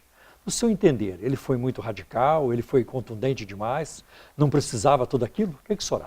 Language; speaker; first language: Portuguese; native; Portuguese